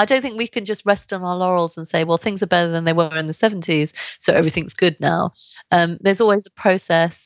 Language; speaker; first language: English; native; English